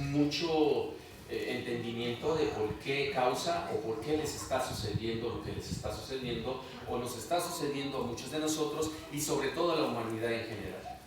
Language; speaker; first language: Spanish; native; Spanish